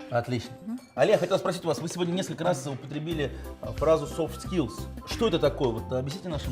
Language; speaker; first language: Russian; native; Russian